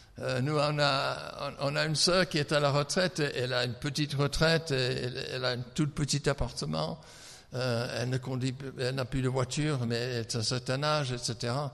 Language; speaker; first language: French; non-native, fluent; English